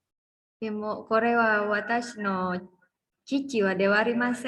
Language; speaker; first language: Japanese; non-native, learner; Indonesian